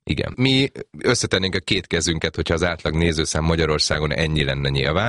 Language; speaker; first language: Hungarian; native; Hungarian